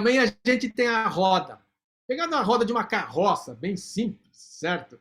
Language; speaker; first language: Portuguese; native; Portuguese